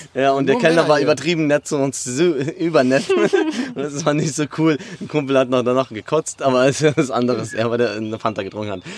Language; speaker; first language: German; non-native, fluent; Arabic